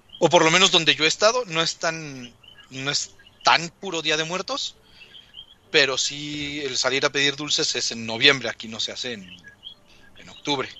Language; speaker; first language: Spanish; native; Spanish